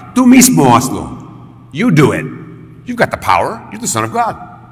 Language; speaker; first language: English; early bilingual, other home language; Spanish